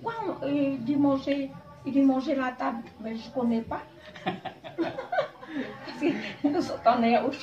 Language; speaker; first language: French; non-native, local second language; Javanese